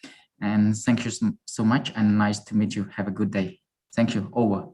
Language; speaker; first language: English; non-native, fluent; Khmer